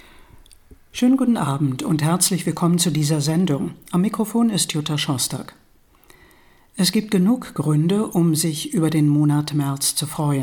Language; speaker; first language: German; native; German